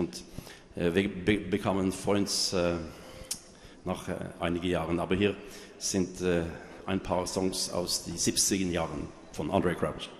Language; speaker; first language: German; non-native, learner; Norwegian